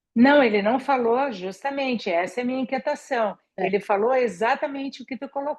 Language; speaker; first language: Portuguese; native; Portuguese